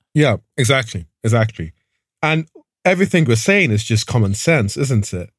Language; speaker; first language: English; early bilingual, other home language; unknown